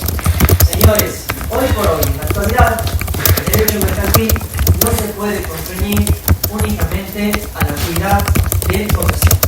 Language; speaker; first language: Spanish; native; Spanish